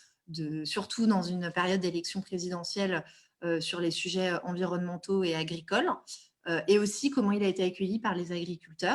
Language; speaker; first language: French; native; French